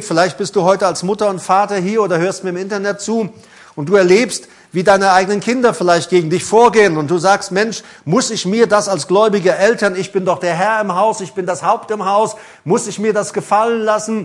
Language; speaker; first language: German; native; German